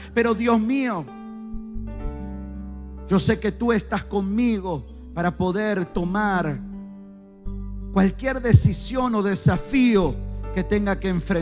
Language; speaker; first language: Spanish; native; Spanish